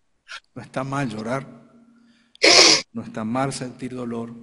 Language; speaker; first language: Spanish; native; Spanish